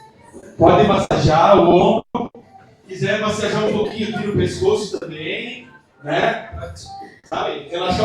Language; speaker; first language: Portuguese; native; Portuguese